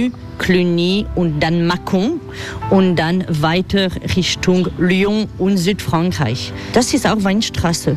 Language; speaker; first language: German; non-native, fluent; French